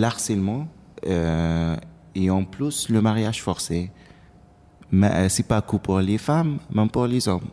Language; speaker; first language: French; non-native, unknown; Arabic